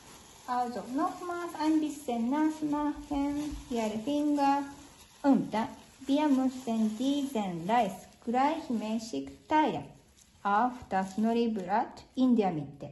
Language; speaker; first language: German; non-native, learner; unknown